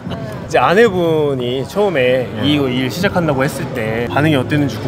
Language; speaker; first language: Korean; native; Korean